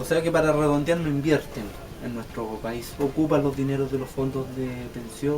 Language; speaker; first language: Spanish; native; Spanish